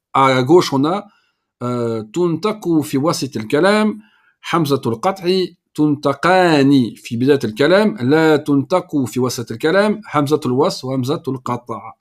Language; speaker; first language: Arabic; non-native, fluent; French